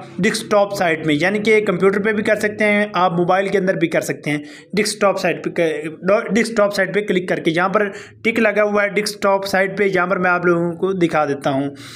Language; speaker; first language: Urdu; non-native, local second language; Punjabi